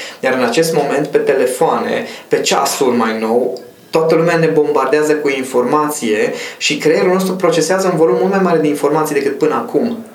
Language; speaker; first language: Romanian; non-native, local second language; Hungarian